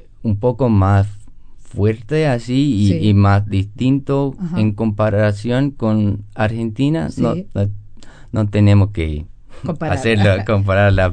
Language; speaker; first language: Spanish; non-native, learner; English